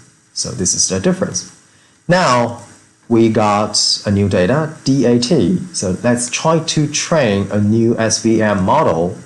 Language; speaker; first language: English; non-native, fluent; Chinese